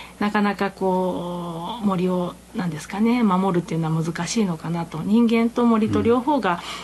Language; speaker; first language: Japanese; native; Japanese